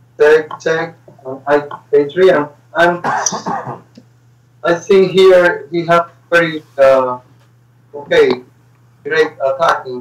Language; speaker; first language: English; non-native, learner; Spanish